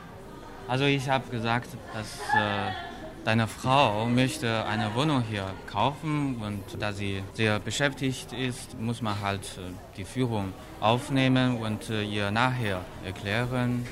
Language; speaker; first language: German; non-native, fluent; Chinese